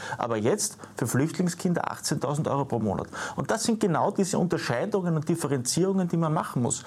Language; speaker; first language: German; native; German